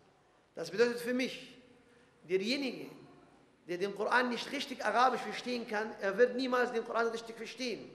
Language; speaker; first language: German; non-native, fluent; Arabic